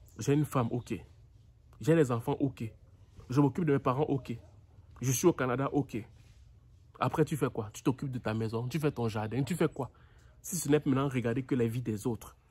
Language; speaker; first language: French; native; French